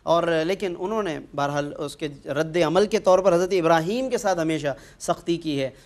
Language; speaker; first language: Urdu; native; Urdu